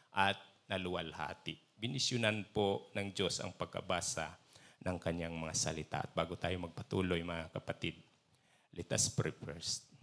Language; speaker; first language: Filipino; non-native, local second language; Waray